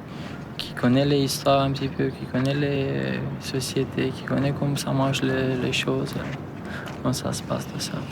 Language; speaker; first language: French; non-native, learner; Romanian